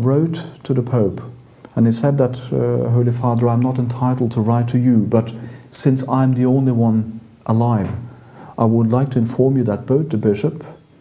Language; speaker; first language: English; non-native, fluent; Norwegian